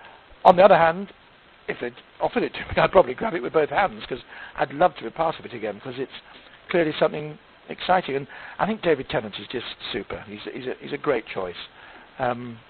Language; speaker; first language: English; native; English